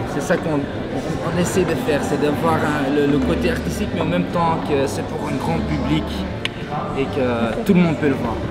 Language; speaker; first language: French; non-native, local second language; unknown